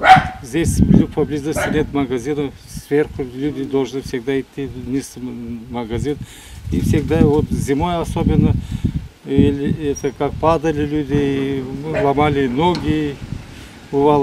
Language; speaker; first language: Russian; non-native, local second language; Gagauz